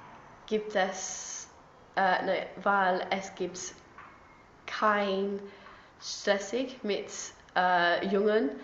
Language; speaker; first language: German; non-native, learner; English